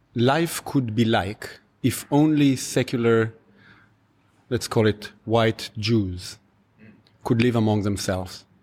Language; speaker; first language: English; non-native, fluent; Hebrew